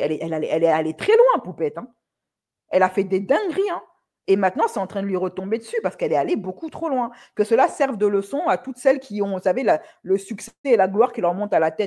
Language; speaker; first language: French; native; French